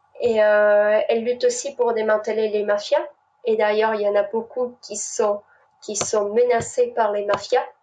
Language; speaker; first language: French; non-native, fluent; Spanish